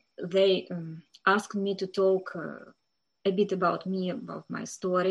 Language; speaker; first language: English; non-native, fluent; Ukrainian